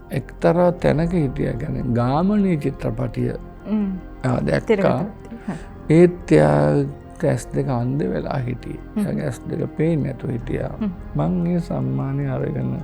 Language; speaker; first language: Sinhala; native; Sinhala